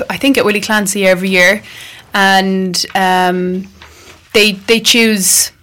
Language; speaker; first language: English; native; English